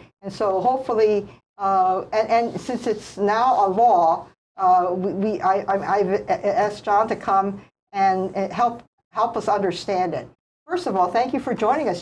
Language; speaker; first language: English; native; English